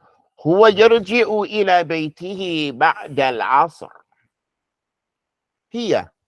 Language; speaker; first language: Arabic; non-native, fluent; English